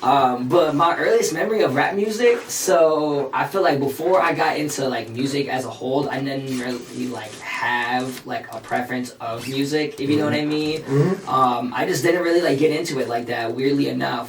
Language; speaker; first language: English; early bilingual, other home language; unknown